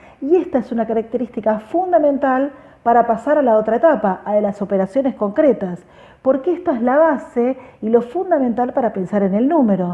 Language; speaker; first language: Spanish; native; Spanish